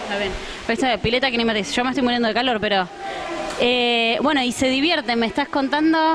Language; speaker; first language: Spanish; native; Spanish